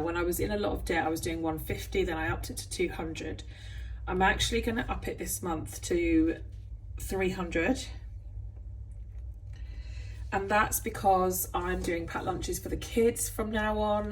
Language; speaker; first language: English; native; English